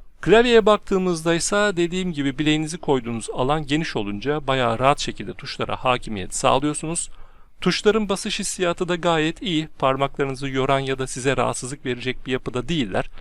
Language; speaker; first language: Turkish; native; Turkish